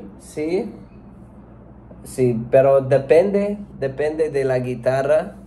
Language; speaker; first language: Spanish; non-native, learner; English